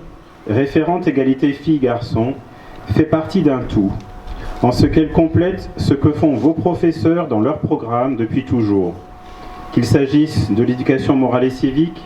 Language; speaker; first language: French; native; French